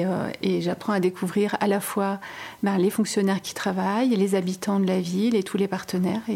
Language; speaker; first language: French; native; French